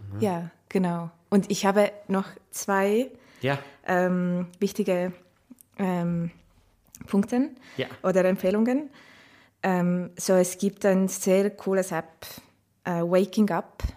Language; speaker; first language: German; non-native, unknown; Estonian